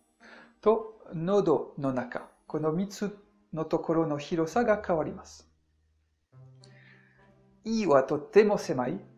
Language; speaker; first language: Japanese; non-native, fluent; French